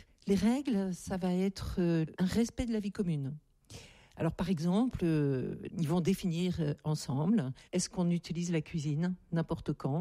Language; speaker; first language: French; native; French